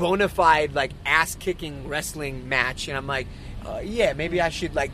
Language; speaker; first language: English; native; English